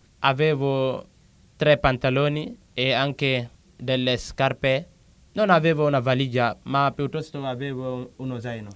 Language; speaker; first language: Italian; non-native, learner; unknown